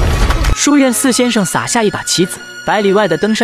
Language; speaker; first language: Chinese; native; Chinese